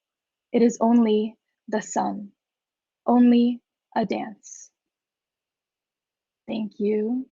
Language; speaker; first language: English; native; English